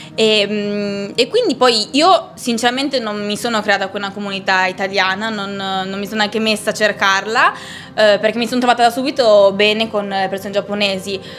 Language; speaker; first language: Italian; native; Italian